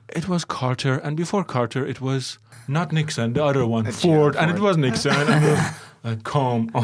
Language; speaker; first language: English; early bilingual, other home language; Persian